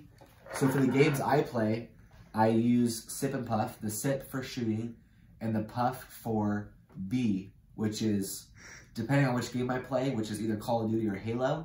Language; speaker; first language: English; native; English